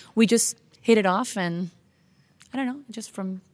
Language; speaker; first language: English; native; English